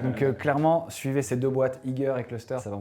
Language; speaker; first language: French; native; French